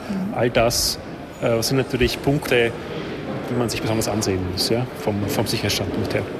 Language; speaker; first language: German; native; German